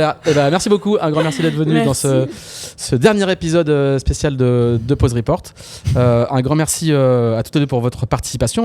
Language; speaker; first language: French; native; French